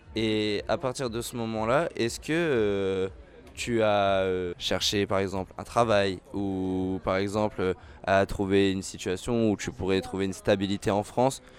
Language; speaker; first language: French; native; French